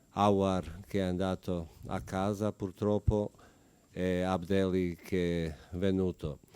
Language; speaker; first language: Italian; non-native, fluent; Bosnian